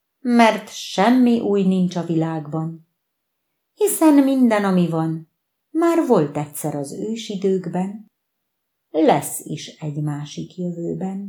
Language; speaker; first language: Hungarian; native; Hungarian